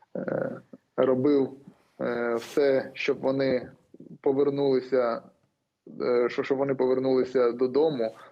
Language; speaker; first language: Ukrainian; native; Ukrainian